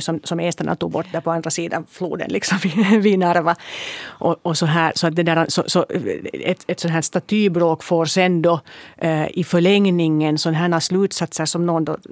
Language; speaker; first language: Swedish; native; Swedish